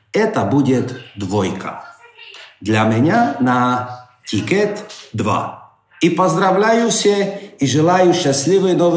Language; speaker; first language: Russian; non-native, learner; Slovak